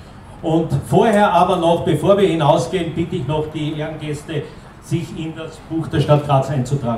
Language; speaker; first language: German; native; German